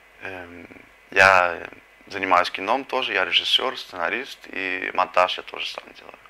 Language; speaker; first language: Russian; early bilingual, heritage; Russian